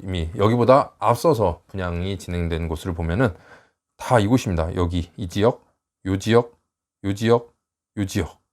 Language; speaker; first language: Korean; native; Korean